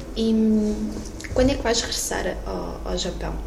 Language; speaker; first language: Portuguese; native; Portuguese